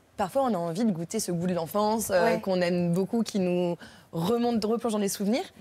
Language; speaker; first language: French; native; French